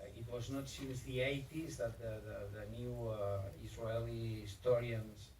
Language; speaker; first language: English; non-native, fluent; Catalan